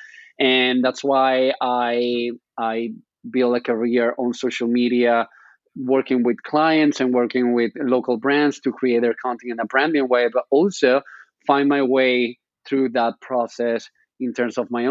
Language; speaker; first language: English; non-native, fluent; Spanish